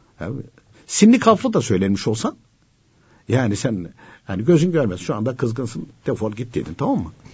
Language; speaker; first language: Turkish; native; Turkish